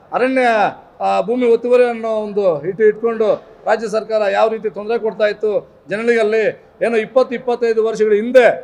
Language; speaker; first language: Kannada; native; Kannada